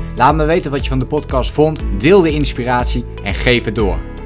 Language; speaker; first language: Dutch; native; Dutch